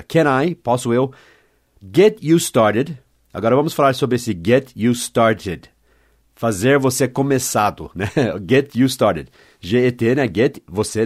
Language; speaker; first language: Portuguese; non-native, fluent; English